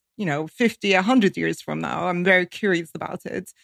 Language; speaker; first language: English; non-native, fluent; Turkish